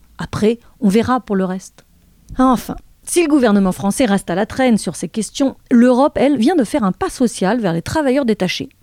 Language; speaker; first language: French; native; French